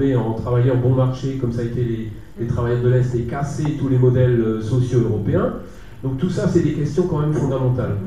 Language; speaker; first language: French; native; French